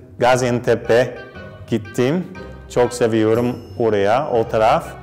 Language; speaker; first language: Turkish; non-native, learner; English